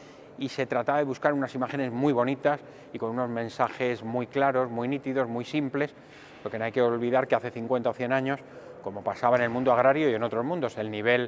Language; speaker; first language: Spanish; native; Spanish